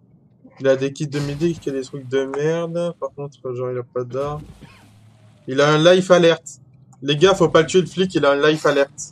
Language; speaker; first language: French; native; French